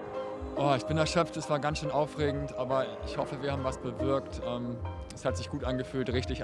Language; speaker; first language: German; native; German